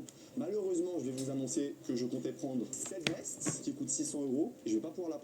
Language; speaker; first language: French; native; French